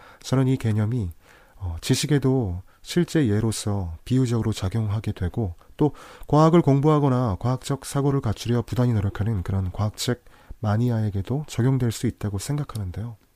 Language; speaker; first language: Korean; native; Korean